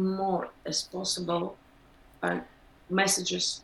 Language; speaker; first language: English; non-native, learner; Ukrainian